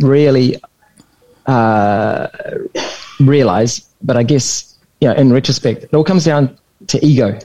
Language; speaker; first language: English; native; English